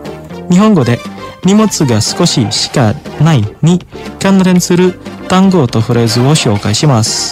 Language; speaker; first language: Japanese; non-native, fluent; Indonesian